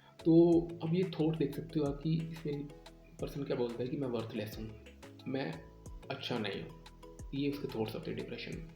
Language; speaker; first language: Hindi; non-native, local second language; Punjabi